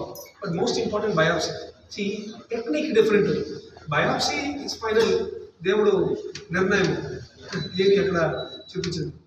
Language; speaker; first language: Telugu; non-native, learner; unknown